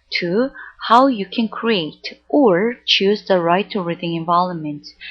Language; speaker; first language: English; non-native, fluent; Korean